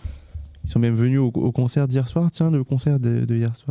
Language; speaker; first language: French; native; French